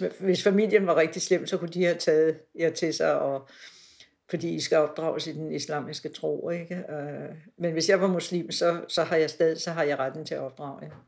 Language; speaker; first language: Danish; native; Danish